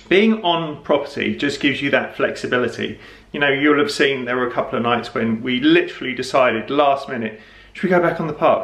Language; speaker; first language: English; native; English